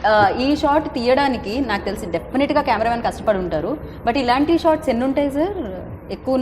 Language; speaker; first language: Telugu; native; Telugu